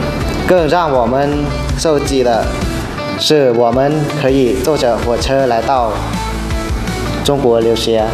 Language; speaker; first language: Chinese; non-native, fluent; Lao